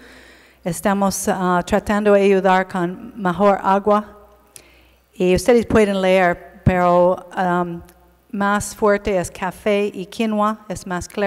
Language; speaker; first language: Spanish; non-native, learner; English